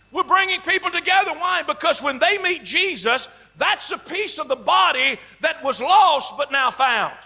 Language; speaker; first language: English; native; English